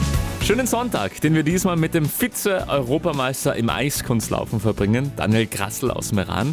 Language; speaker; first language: German; native; German